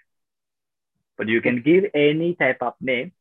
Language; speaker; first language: English; non-native, local second language; Tamil